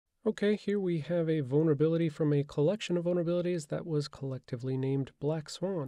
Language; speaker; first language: English; native; English